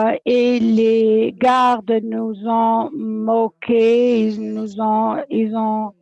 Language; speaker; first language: French; non-native, fluent; English